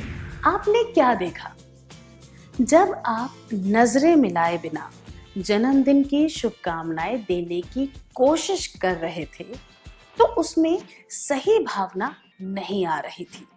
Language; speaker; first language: Hindi; native; Hindi